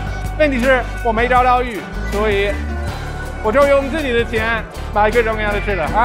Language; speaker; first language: Chinese; non-native, fluent; English